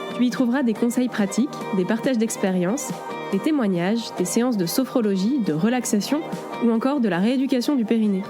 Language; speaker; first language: French; native; French